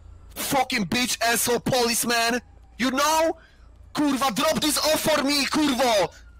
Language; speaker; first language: English; non-native, learner; Polish